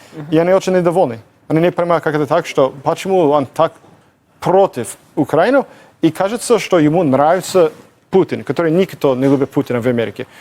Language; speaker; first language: Russian; non-native, fluent; English